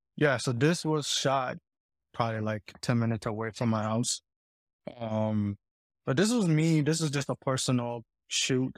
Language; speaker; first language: English; early bilingual, heritage; Italian